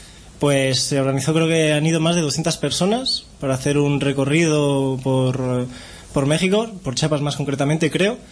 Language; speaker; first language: Spanish; native; Spanish